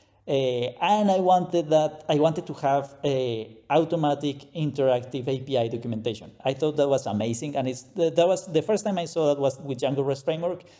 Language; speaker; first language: English; non-native, fluent; Spanish